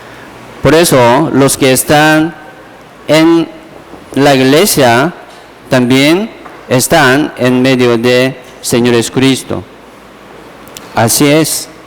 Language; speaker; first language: Spanish; non-native, fluent; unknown